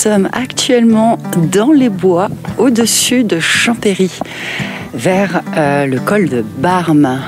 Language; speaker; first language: French; native; French